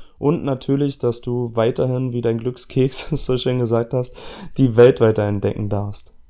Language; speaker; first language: German; native; German